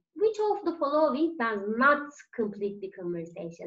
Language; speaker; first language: English; non-native, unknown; Turkish